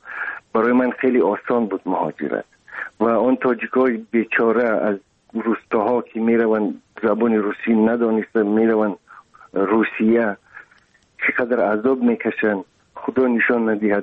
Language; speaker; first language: Persian; non-native, local second language; Russian